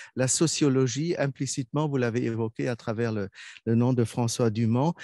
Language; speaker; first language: French; non-native, fluent; German